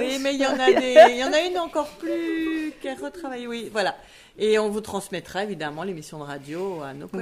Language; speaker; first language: French; native; French